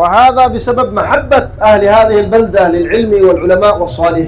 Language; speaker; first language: Arabic; native; Arabic